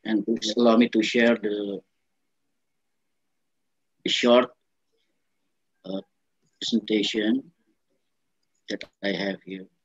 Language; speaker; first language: English; non-native, learner; Indonesian